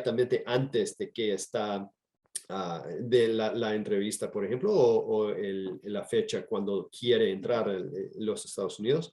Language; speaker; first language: Spanish; non-native, fluent; English